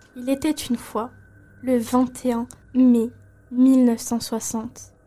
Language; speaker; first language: French; native; French